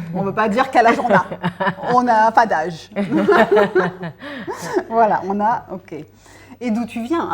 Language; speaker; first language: French; native; French